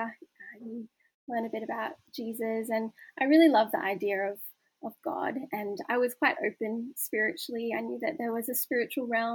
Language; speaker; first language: English; native; English